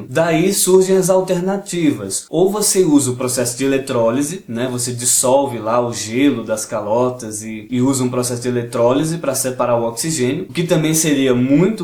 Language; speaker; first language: Portuguese; native; Portuguese